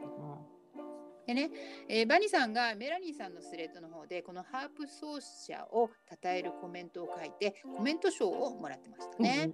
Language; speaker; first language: Japanese; native; Japanese